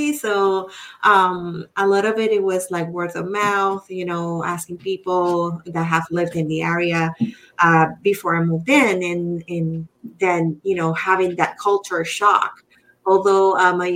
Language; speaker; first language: English; non-native, fluent; Spanish